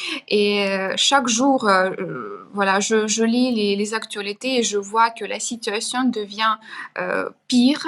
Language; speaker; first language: French; non-native, fluent; Ukrainian